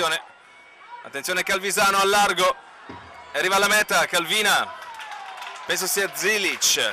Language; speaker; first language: Italian; native; Italian